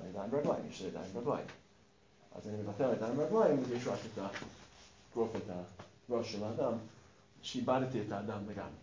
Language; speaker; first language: Hebrew; non-native, fluent; English